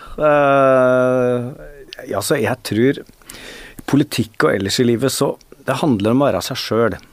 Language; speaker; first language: Norwegian; native; Norwegian